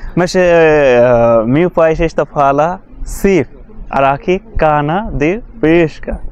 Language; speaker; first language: Portuguese; non-native, learner; Bangla